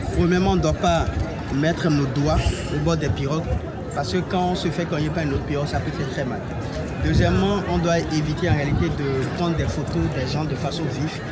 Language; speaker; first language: French; non-native, local second language; Fon